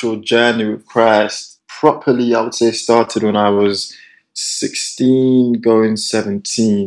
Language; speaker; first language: English; non-native, local second language; Yoruba